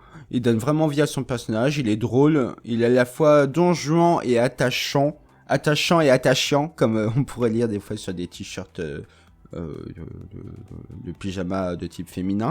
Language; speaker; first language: French; native; French